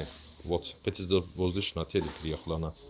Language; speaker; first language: Russian; non-native, learner; Turkish